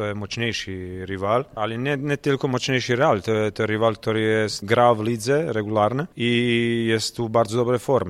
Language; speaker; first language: Polish; non-native, learner; Croatian